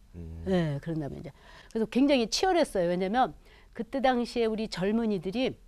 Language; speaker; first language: Korean; native; Korean